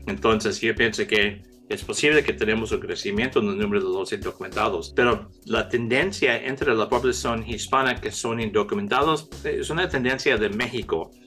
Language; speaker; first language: Spanish; early bilingual, heritage; English